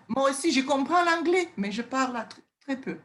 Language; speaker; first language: French; non-native, fluent; Romanian